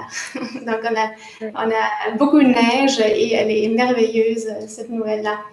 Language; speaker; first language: French; non-native, fluent; German